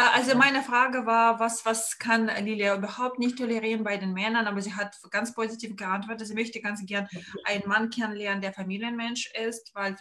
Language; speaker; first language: German; non-native, fluent; Russian